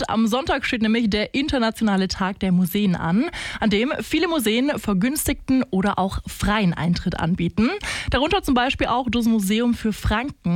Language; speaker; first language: German; native; German